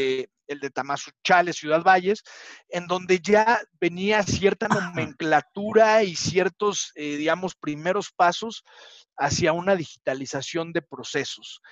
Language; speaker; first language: Spanish; native; Spanish